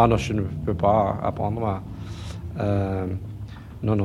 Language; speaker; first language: French; non-native, fluent; German